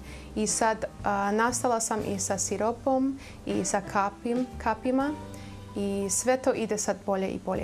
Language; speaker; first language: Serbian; early bilingual, heritage; Serbian